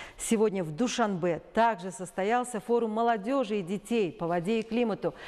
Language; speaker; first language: Russian; non-native, local second language; Tajik